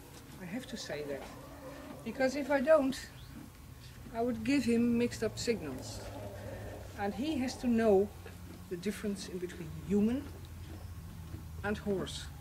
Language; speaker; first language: English; non-native, fluent; Dutch